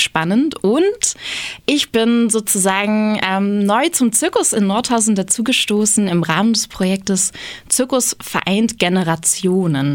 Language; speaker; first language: German; native; German